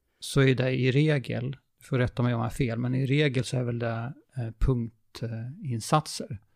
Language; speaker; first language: Swedish; native; Swedish